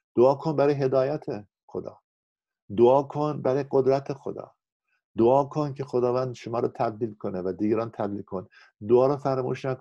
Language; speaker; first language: Persian; non-native, fluent; English